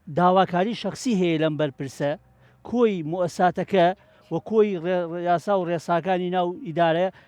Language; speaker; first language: Central Kurdish; native; Central Kurdish